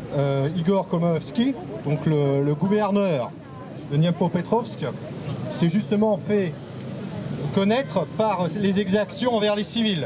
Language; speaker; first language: French; native; French